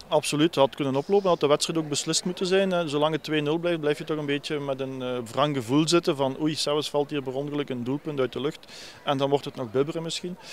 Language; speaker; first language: Dutch; native; Dutch